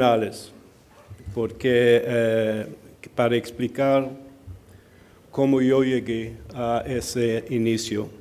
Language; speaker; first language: Spanish; early bilingual, heritage; Spanish